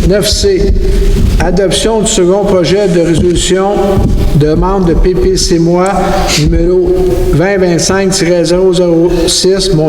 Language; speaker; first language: French; native; French